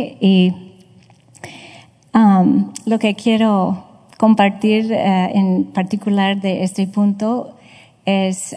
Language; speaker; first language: Spanish; non-native, fluent; English